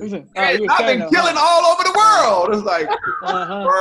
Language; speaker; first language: English; native; English